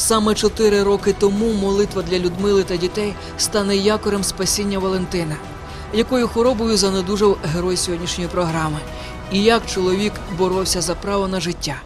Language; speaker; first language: Ukrainian; native; Ukrainian